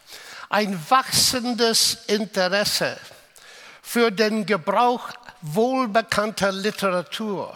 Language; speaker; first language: German; non-native, fluent; English